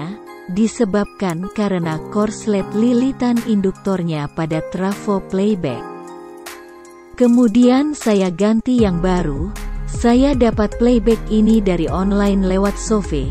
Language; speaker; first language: Indonesian; native; Indonesian